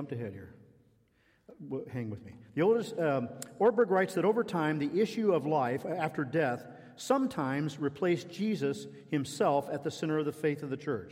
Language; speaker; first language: English; native; English